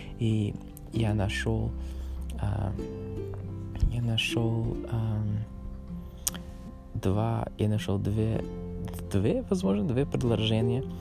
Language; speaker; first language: Russian; non-native, learner; English